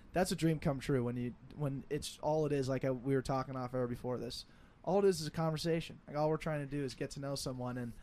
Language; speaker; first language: English; native; English